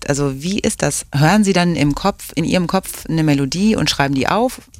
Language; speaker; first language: German; native; German